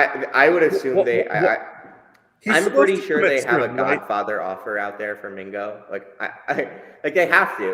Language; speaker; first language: English; native; English